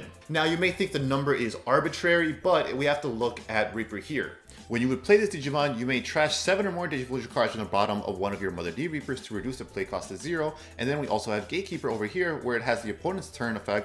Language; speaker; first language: English; native; English